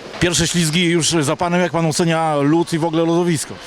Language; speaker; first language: Polish; native; Polish